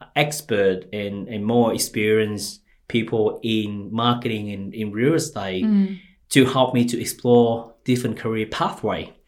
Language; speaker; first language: English; non-native, fluent; Vietnamese